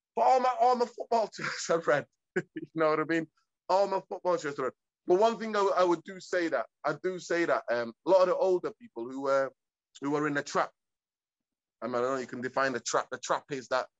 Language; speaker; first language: English; early bilingual, other home language; Somali